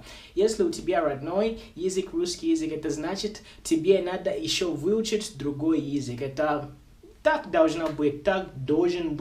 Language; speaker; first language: Russian; non-native, local second language; Bemba